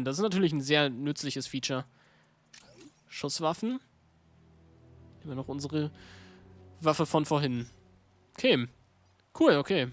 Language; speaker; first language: German; native; German